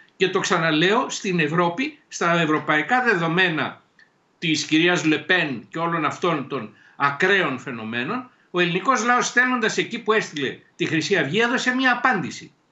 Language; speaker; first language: Greek; native; Greek